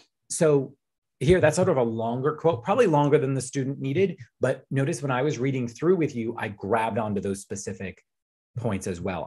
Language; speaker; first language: English; native; English